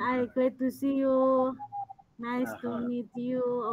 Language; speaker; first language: English; non-native, learner; Indonesian